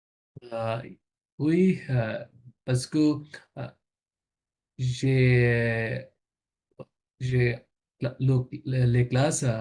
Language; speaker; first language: French; non-native, learner; Bangla